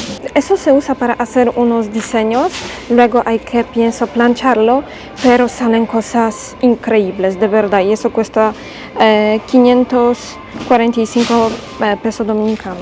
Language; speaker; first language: Spanish; non-native, fluent; Polish